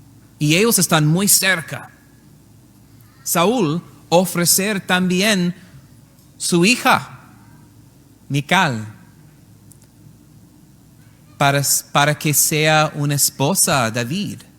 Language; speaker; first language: Spanish; non-native, learner; English